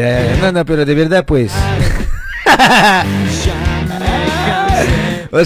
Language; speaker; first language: Spanish; native; Spanish